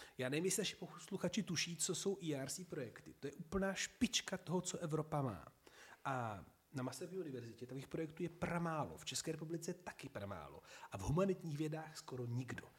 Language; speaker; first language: Czech; non-native, fluent; Italian